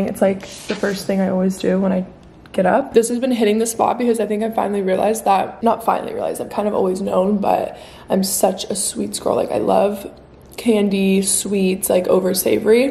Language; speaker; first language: English; native; English